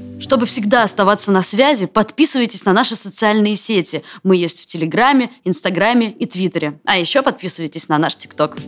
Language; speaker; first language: Russian; native; Russian